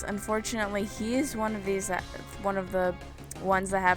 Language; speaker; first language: English; native; English